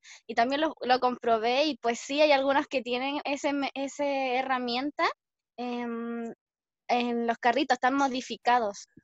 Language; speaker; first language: Spanish; native; Spanish